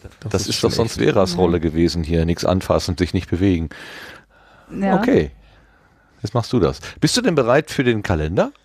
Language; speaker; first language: German; native; German